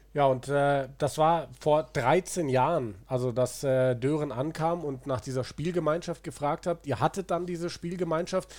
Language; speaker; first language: German; native; German